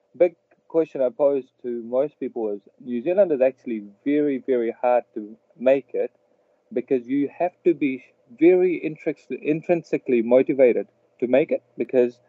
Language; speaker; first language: English; early bilingual, other home language; Telugu